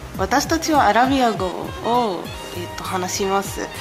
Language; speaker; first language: Japanese; non-native, learner; Arabic